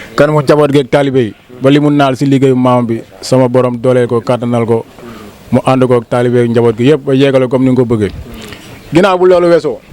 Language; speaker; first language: Wolof; native; Wolof